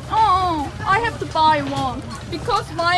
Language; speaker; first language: English; non-native, learner; Korean